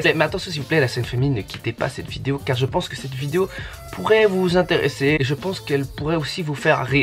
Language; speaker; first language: French; native; French